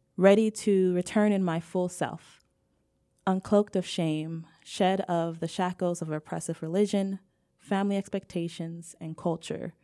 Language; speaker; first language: English; native; English